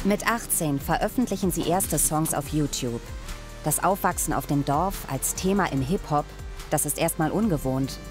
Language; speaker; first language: German; native; German